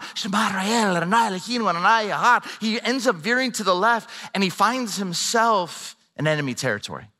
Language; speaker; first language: English; native; English